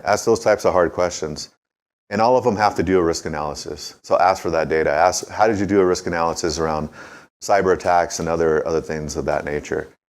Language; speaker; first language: English; native; English